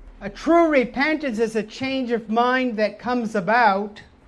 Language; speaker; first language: English; native; English